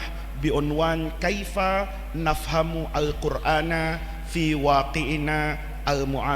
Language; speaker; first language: Arabic; non-native, fluent; Indonesian